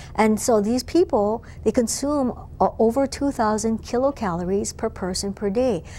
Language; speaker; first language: English; native; English